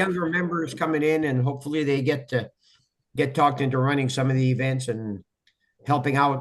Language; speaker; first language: English; native; English